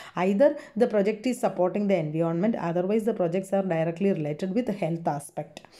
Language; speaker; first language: English; non-native, local second language; Malayalam